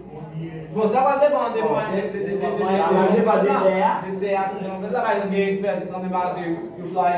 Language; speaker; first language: French; non-native, local second language; Haitian Creole